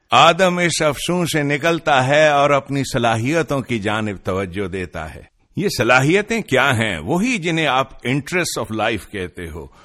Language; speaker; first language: Urdu; non-native, local second language; Punjabi